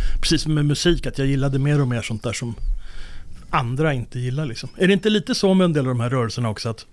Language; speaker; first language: Swedish; native; Swedish